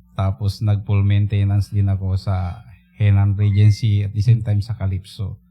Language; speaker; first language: Filipino; native; Filipino